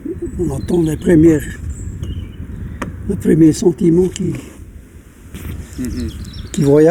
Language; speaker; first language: French; non-native, local second language; Dutch